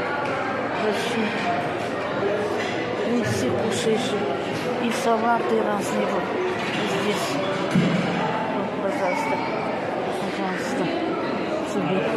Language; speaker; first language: Russian; non-native, local second language; Tatar